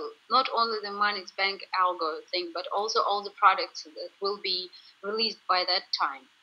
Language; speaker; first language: English; non-native, fluent; Russian